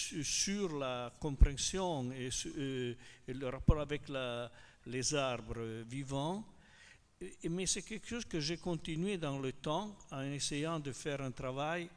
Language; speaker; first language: French; non-native, fluent; Italian